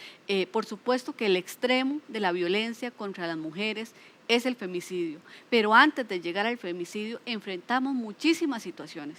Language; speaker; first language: Spanish; native; Spanish